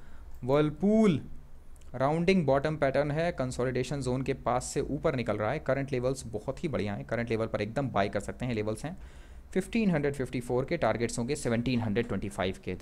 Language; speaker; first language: Hindi; native; Hindi